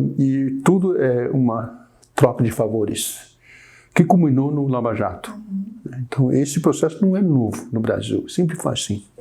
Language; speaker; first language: Portuguese; early bilingual, other home language; Chinese